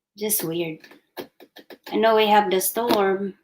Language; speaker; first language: English; non-native, local second language; Filipino